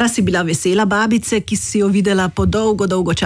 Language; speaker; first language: Slovenian; native; Slovenian